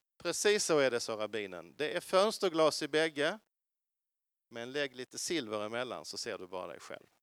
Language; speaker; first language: Swedish; native; Swedish